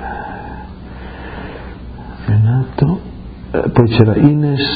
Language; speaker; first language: Italian; early bilingual, heritage; Friulian